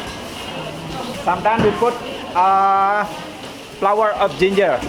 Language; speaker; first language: English; non-native, learner; Indonesian